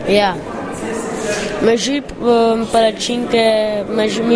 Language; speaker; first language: Slovenian; early bilingual, heritage; English